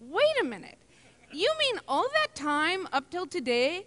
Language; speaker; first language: English; native; English